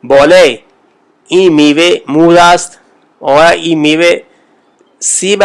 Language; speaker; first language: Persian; non-native, fluent; Urdu